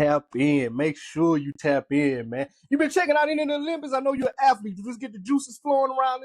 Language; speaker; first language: English; native; English